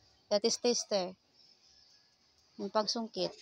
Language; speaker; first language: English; non-native, learner; Filipino